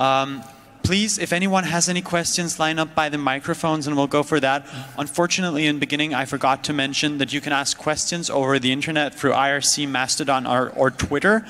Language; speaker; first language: English; non-native, fluent; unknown